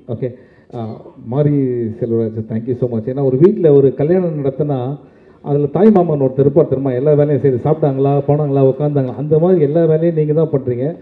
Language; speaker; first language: Tamil; native; Tamil